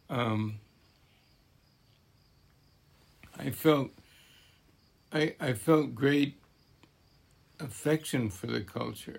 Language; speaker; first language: English; native; English